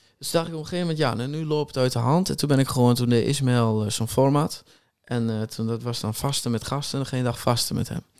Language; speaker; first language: Dutch; native; Dutch